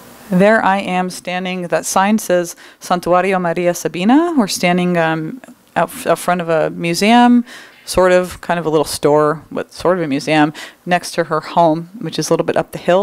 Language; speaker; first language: English; native; English